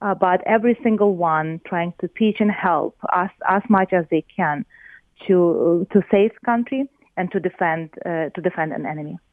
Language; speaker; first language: English; non-native, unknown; Ukrainian